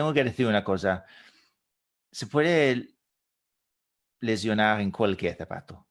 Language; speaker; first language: Spanish; non-native, fluent; English